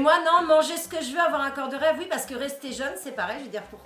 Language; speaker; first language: French; native; French